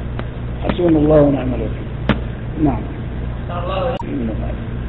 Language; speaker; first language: Arabic; native; Arabic